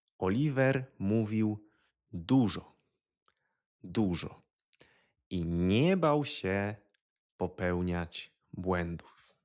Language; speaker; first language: Polish; native; Polish